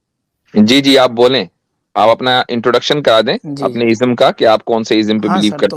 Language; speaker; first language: Hindi; native; Hindi